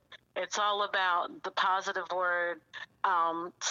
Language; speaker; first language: English; native; English